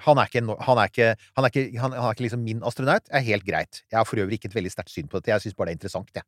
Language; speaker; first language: Norwegian; early bilingual, other home language; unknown